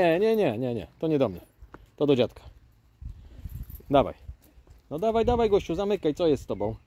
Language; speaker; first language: Polish; native; Polish